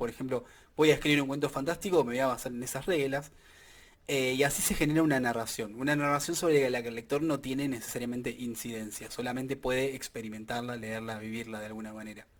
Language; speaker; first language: Spanish; native; Spanish